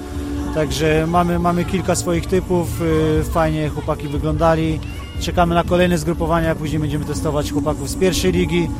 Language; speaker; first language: Polish; native; Polish